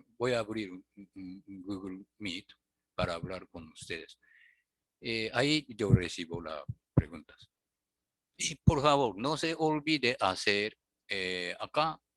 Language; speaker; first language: Spanish; non-native, fluent; Japanese